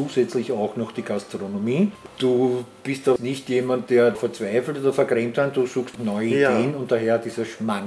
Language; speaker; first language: German; native; German